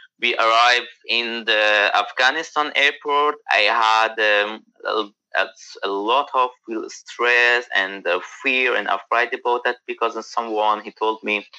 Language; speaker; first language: English; non-native, learner; Persian